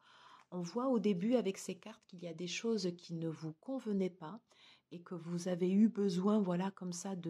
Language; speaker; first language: French; native; French